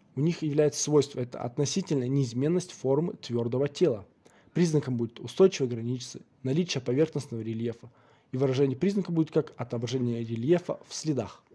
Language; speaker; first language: Russian; non-native, local second language; Kazakh